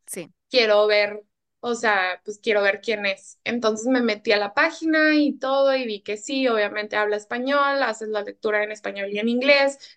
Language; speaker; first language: Spanish; early bilingual, heritage; Spanish